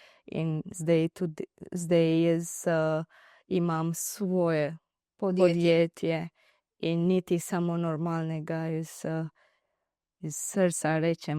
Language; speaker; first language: Slovenian; non-native, learner; Divehi